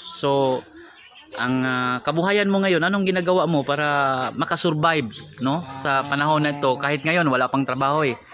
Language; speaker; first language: Filipino; non-native, local second language; Cebuano